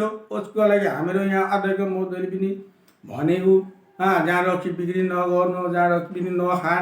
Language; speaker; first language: Nepali; non-native, local second language; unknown